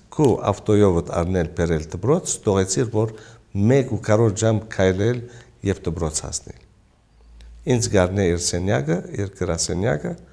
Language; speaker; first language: Armenian; early bilingual, heritage; Armenian